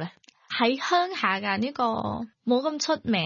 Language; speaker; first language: Cantonese; non-native, learner; Thai